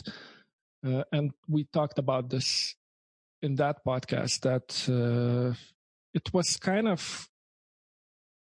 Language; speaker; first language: English; non-native, fluent; Lithuanian